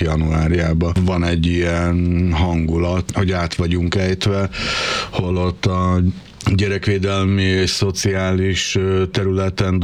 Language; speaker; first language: Hungarian; native; Hungarian